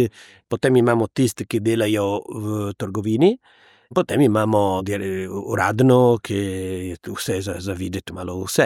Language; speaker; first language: Slovenian; non-native, learner; Italian